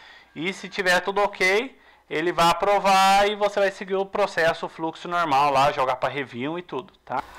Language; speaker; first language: Portuguese; native; Portuguese